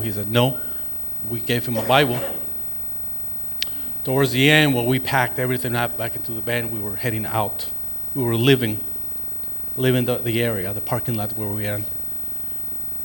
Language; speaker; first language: English; non-native, fluent; Spanish